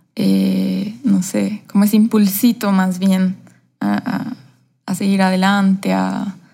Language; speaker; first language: Spanish; native; Spanish